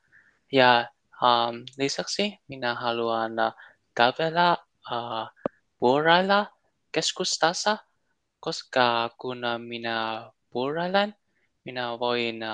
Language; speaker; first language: Finnish; non-native, learner; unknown